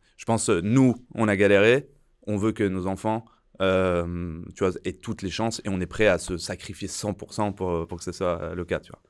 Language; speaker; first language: French; early bilingual, other home language; Persian